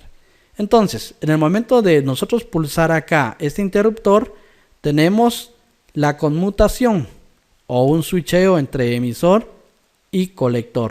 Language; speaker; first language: Spanish; native; Spanish